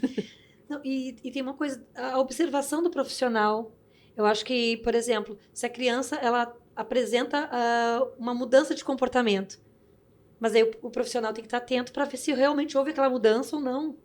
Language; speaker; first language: Portuguese; native; Portuguese